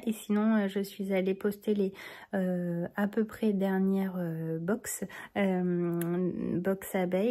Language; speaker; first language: French; native; French